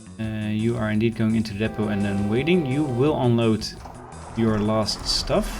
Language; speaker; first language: English; non-native, fluent; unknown